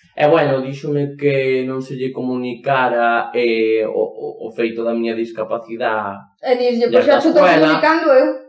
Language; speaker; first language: Galician; non-native, local second language; Spanish